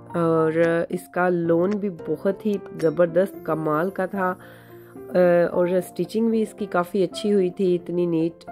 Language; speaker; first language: Urdu; non-native, local second language; Punjabi